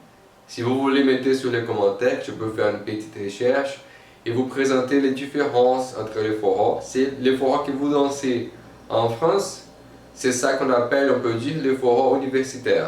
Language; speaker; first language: French; non-native, fluent; Portuguese